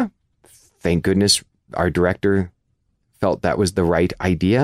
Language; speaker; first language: English; native; English